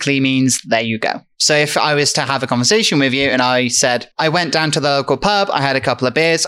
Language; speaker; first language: English; native; English